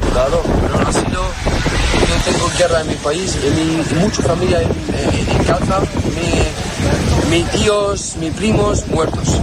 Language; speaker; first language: Spanish; non-native, learner; Arabic